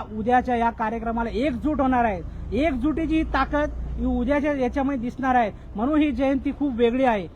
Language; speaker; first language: Marathi; non-native, local second language; Lambadi